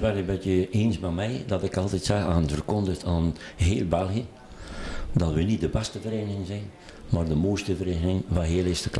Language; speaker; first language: Dutch; native; Dutch